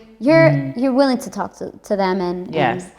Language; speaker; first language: English; native; English